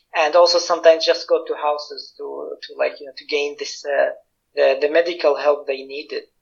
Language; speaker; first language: English; non-native, fluent; Arabic